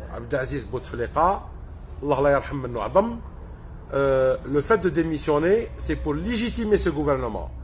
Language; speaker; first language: French; non-native, local second language; Arabic